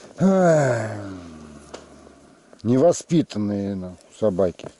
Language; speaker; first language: Russian; native; Russian